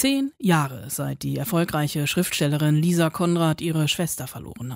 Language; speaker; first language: German; native; German